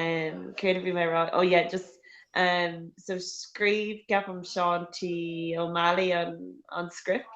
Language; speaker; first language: Irish; non-native, local second language; English